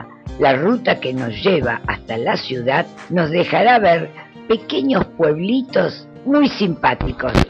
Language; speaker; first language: Spanish; native; Spanish